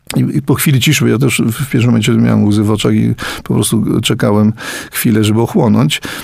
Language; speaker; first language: Polish; native; Polish